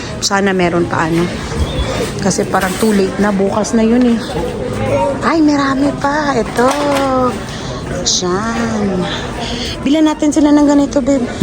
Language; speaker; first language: Filipino; native; Filipino